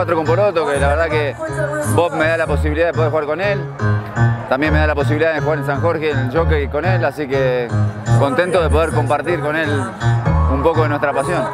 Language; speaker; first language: Spanish; native; Spanish